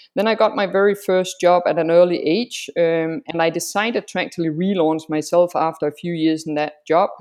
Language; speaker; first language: English; non-native, fluent; Danish